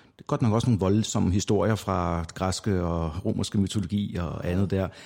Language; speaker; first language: Danish; native; Danish